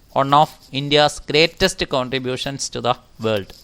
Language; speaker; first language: English; non-native, local second language; Malayalam